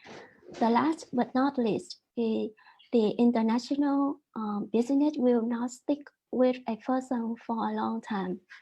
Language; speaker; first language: English; non-native, learner; Vietnamese